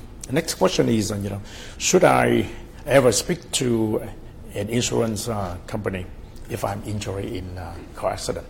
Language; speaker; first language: English; non-native, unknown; Vietnamese